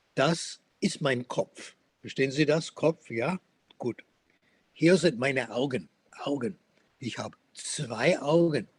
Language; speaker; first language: German; non-native, fluent; English